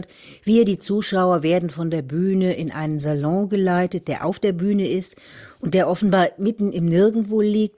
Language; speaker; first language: German; native; German